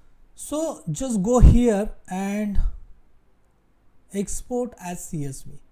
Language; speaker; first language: English; non-native, local second language; Hindi